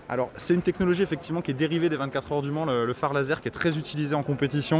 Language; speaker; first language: French; native; French